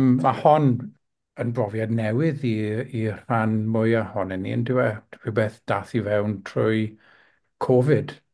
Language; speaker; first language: Welsh; non-native, local second language; English